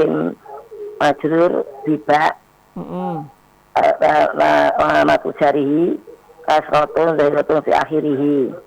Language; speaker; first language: Arabic; non-native, learner; Indonesian